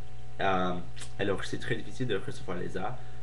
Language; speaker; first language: French; non-native, fluent; English